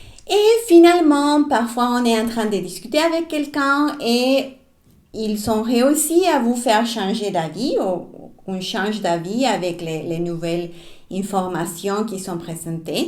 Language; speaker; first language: French; non-native, fluent; Spanish